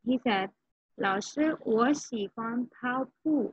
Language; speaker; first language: Chinese; non-native, fluent; Urdu